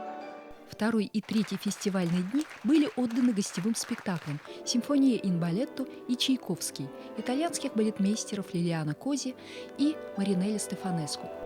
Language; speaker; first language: Russian; native; Russian